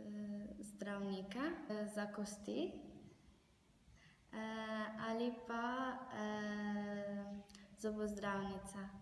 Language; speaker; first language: Slovenian; non-native, learner; Arabic